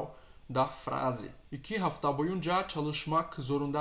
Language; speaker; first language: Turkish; non-native, fluent; Portuguese